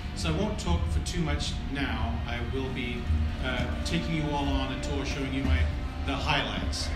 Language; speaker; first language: English; native; English